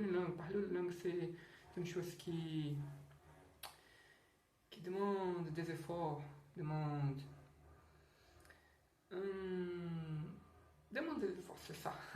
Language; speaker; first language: French; non-native, learner; Portuguese